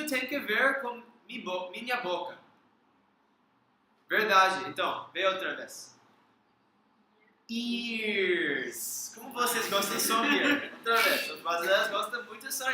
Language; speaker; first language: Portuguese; non-native, learner; English